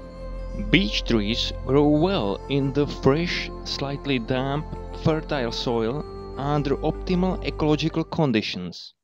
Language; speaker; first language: English; non-native, fluent; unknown